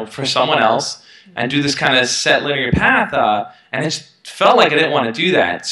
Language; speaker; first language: English; native; English